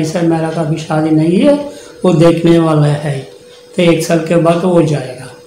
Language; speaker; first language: Hindi; non-native, local second language; Tamil